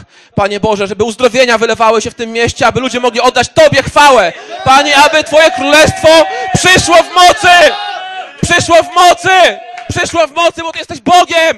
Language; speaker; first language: Polish; native; Polish